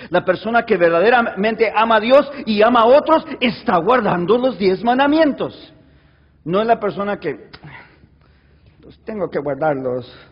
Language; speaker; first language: Spanish; early bilingual, heritage; Spanish